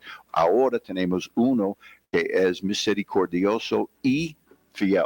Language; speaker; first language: Spanish; non-native, fluent; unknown